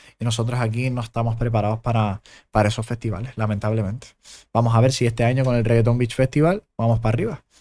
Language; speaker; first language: Spanish; early bilingual, other home language; German